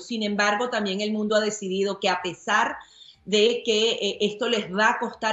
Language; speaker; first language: Spanish; native; Spanish